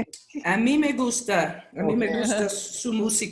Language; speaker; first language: Spanish; non-native, learner; English